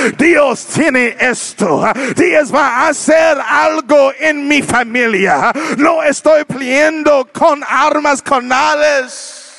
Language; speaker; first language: Spanish; non-native, learner; English